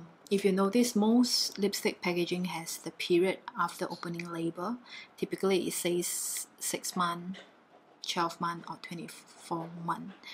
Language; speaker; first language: English; non-native, local second language; Chinese